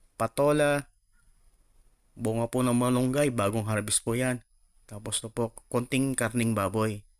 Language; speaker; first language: Filipino; non-native, local second language; Iloko